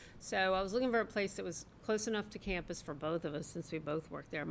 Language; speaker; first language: English; native; English